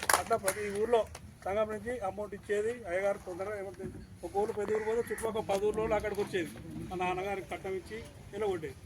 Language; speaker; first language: Telugu; native; Telugu